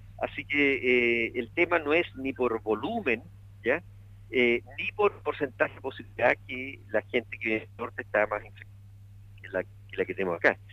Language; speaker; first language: Spanish; native; Spanish